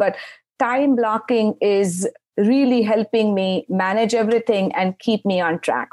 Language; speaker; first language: English; non-native, local second language; Marathi